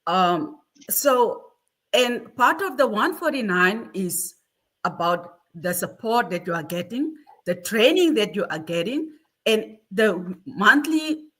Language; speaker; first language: English; non-native, local second language; Afrikaans